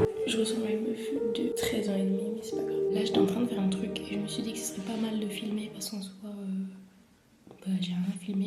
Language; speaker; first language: French; native; French